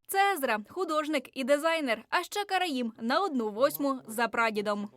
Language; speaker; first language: Ukrainian; native; Ukrainian